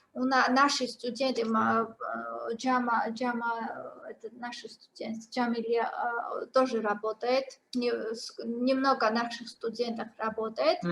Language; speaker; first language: Russian; non-native, fluent; Georgian